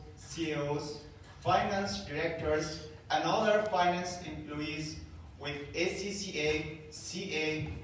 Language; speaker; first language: English; non-native, fluent; Persian